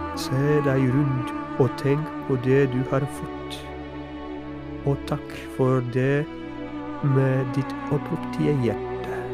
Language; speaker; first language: Norwegian; non-native, fluent; Polish